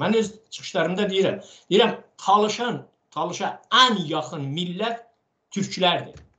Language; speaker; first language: Azerbaijani; non-native, local second language; Talysh